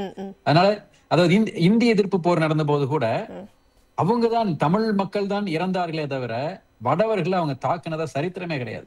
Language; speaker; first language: Tamil; native; Tamil